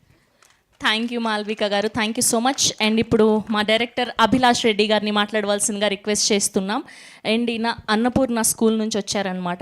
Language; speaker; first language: Telugu; native; Telugu